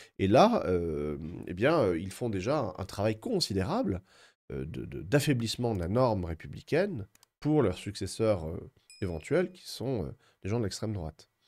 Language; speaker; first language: French; native; French